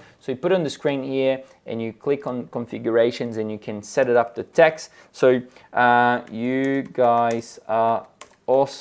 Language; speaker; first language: English; non-native, fluent; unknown